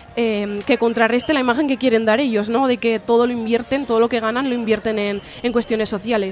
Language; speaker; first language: Spanish; native; Spanish